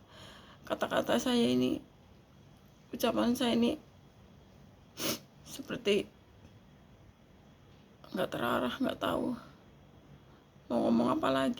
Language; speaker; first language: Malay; non-native, local second language; Javanese